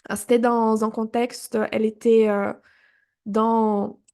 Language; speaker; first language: French; non-native, fluent; Portuguese